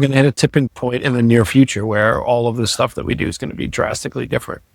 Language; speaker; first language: English; native; English